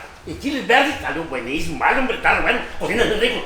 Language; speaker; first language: Spanish; native; Spanish